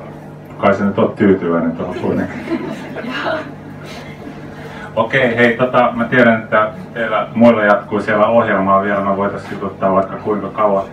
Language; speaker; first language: Finnish; native; Finnish